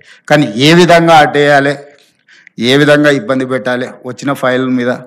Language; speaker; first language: Telugu; native; Telugu